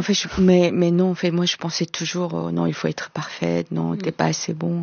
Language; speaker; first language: French; non-native, fluent; Korean